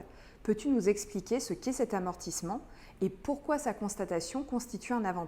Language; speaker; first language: French; native; French